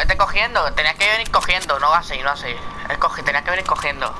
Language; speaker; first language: Spanish; native; Spanish